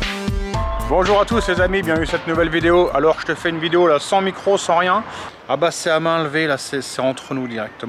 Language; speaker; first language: French; native; French